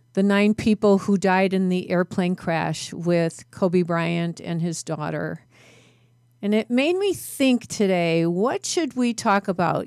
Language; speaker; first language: English; native; English